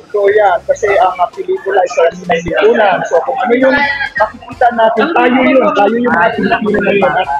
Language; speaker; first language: Filipino; non-native, local second language; Cebuano